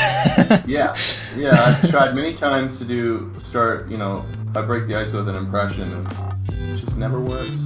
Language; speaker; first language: English; native; English